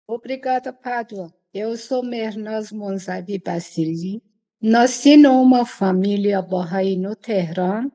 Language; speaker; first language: Portuguese; non-native, fluent; Persian